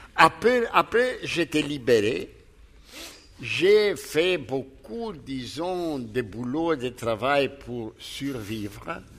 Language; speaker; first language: French; non-native, fluent; Greek